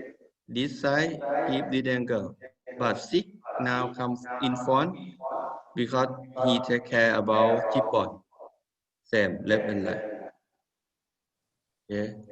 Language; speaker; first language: English; non-native, learner; Thai